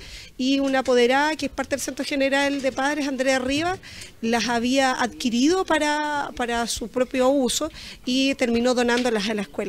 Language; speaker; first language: Spanish; native; Spanish